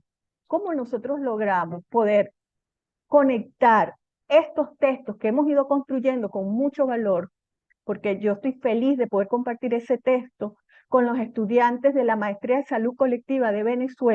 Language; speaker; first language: Spanish; native; Spanish